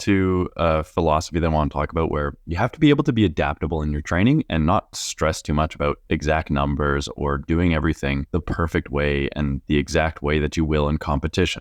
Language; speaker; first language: English; native; English